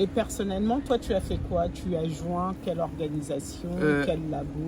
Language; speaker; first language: French; native; French